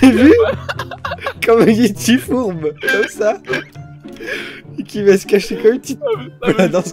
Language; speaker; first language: French; native; French